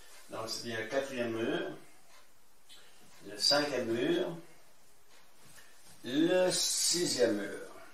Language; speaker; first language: French; native; French